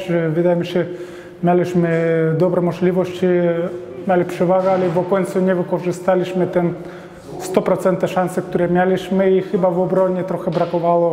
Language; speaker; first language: Polish; non-native, fluent; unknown